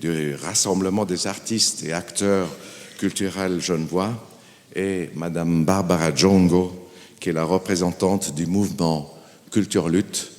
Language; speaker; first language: French; non-native, fluent; German